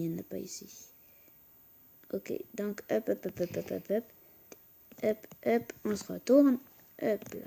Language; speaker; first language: French; native; French